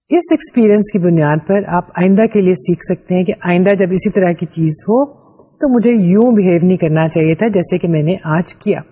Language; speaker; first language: Urdu; native; Urdu